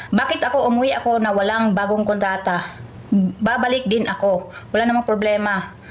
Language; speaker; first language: Filipino; non-native, local second language; Cebuano